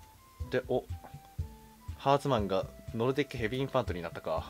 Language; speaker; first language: Japanese; native; Japanese